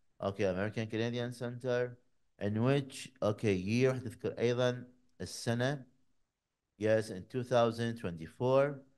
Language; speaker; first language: English; non-native, fluent; Arabic